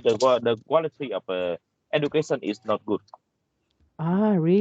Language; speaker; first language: English; non-native, learner; Vietnamese